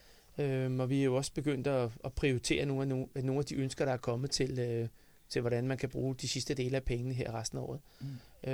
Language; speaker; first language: Danish; native; Danish